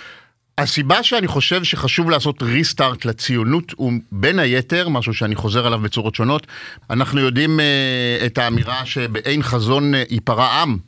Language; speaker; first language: Hebrew; native; Hebrew